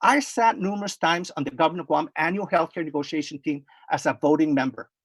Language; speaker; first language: English; non-native, fluent; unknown